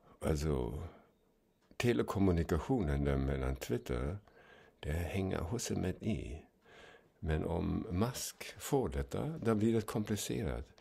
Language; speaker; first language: Swedish; non-native, fluent; German